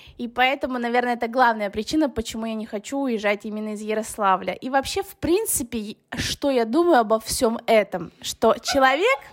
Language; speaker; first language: Russian; early bilingual, other home language; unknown